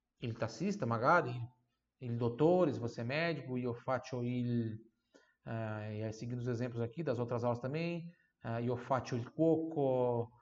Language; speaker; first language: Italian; non-native, fluent; Portuguese